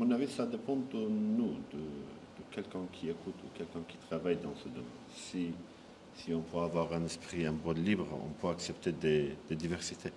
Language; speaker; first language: French; non-native, fluent; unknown